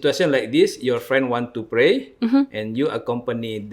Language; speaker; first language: English; non-native, learner; Indonesian